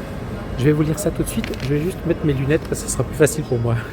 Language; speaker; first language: French; native; French